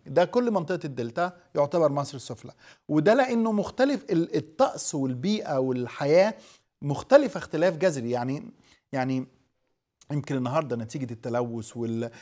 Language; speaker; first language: Arabic; native; Arabic